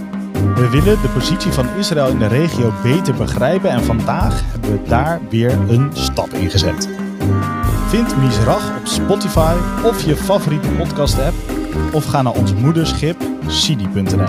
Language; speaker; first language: Dutch; native; Dutch